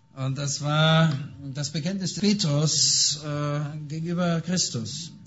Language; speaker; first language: German; native; German